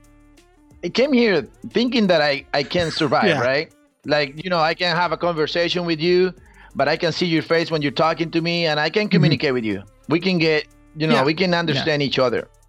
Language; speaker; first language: English; non-native, fluent; Spanish